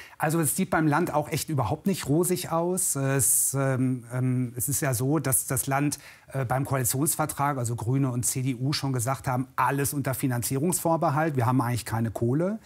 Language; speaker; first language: German; native; German